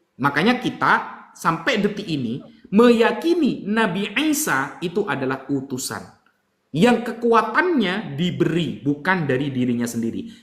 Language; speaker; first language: Indonesian; native; Indonesian